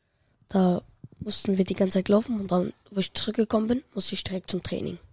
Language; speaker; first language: German; early bilingual, other home language; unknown